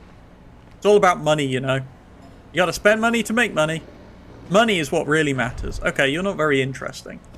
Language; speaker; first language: English; native; English